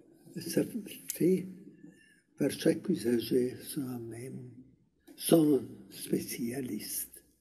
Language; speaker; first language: French; non-native, learner; Hungarian